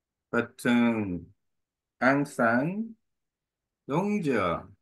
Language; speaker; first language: Vietnamese; non-native, learner; Korean